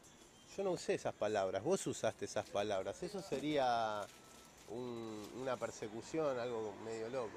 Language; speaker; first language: Spanish; native; Spanish